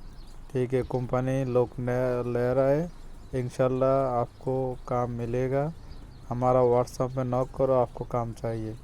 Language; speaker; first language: Hindi; non-native, learner; Bangla